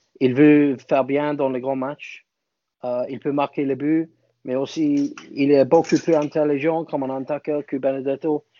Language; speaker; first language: French; non-native, fluent; English